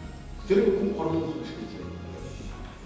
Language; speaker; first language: Mongolian; non-native, learner; Buriat